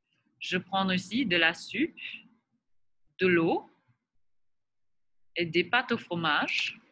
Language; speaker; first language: French; non-native, fluent; English